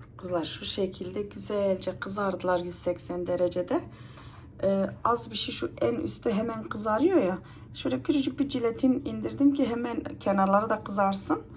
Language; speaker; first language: Turkish; native; Turkish